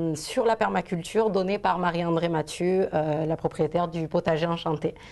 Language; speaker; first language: French; native; French